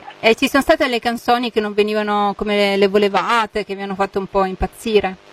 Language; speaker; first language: Italian; native; Italian